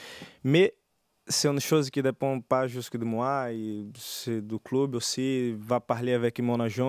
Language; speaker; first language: French; non-native, learner; Portuguese